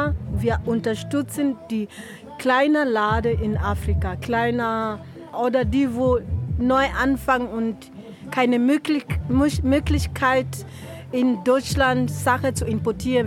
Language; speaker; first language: German; non-native, learner; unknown